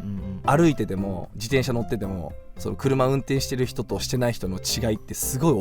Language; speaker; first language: Japanese; native; Japanese